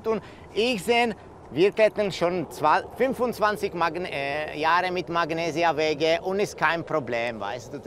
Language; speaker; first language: German; non-native, learner; Czech